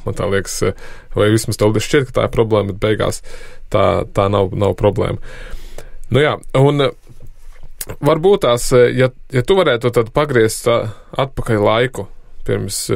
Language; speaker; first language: Latvian; native; Latvian